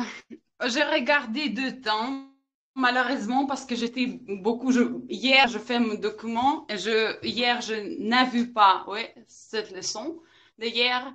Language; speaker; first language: French; non-native, learner; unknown